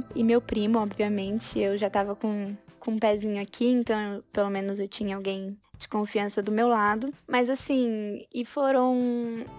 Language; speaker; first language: Portuguese; native; Portuguese